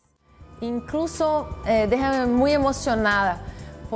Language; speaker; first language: Spanish; non-native, fluent; Portuguese